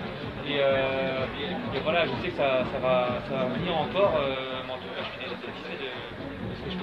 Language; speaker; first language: French; native; French